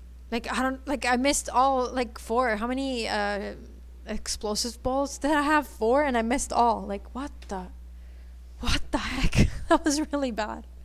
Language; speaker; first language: English; early bilingual, other home language; Italian